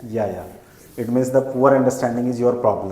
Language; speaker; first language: English; non-native, local second language; Hindi